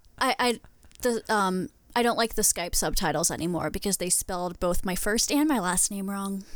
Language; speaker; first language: English; native; English